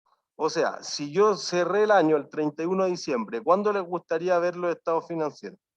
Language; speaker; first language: Spanish; native; Spanish